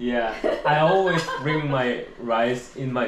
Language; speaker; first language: English; non-native, learner; Korean